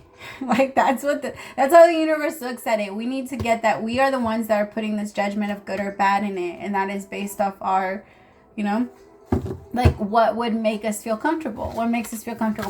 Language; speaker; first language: English; native; English